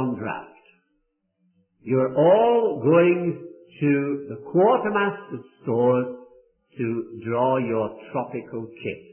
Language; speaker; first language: English; native; English